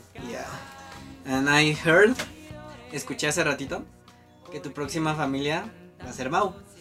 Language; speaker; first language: Spanish; native; Spanish